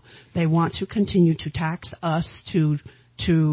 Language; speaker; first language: English; native; English